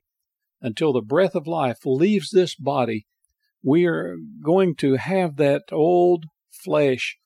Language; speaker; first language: English; native; English